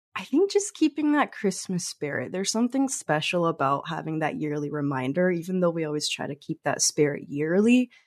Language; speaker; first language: English; early bilingual, other home language; Spanish